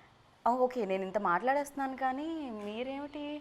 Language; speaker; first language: Telugu; native; Telugu